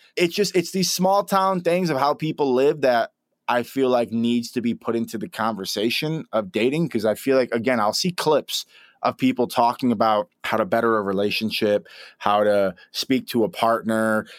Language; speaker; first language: English; native; English